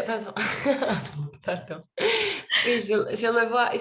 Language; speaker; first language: French; non-native, learner; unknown